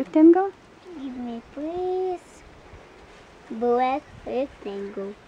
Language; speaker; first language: English; non-native, learner; Russian